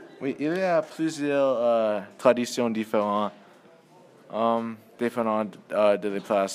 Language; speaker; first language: French; non-native, learner; English